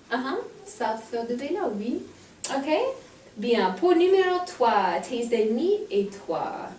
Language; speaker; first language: French; non-native, fluent; English